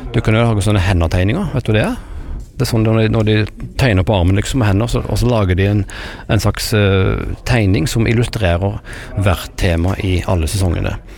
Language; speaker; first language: Norwegian; native; Norwegian